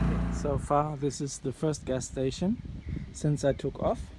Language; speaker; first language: English; non-native, fluent; German